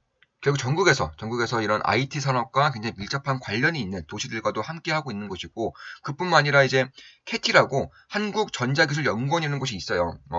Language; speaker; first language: Korean; native; Korean